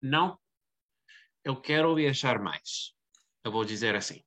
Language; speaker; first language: Portuguese; non-native, learner; English